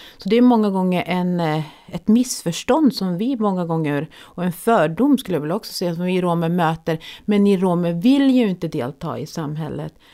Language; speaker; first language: Swedish; native; Swedish